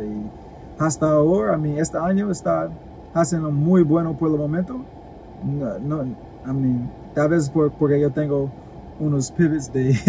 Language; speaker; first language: Spanish; non-native, learner; English